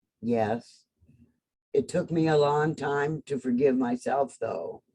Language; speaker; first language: English; native; English